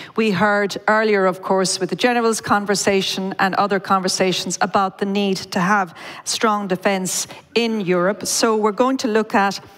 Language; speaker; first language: English; native; English